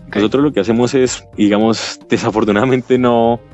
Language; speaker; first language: Spanish; native; Spanish